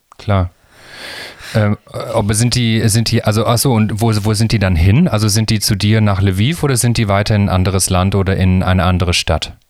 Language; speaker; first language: German; native; German